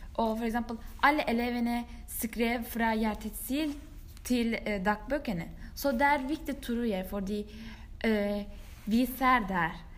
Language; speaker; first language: Norwegian; non-native, learner; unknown